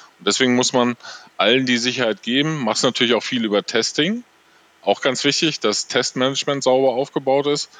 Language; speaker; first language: German; native; German